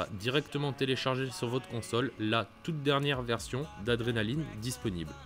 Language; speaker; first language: French; native; French